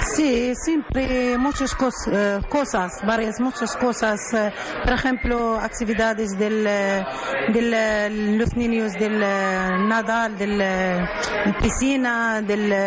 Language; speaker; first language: Spanish; non-native, learner; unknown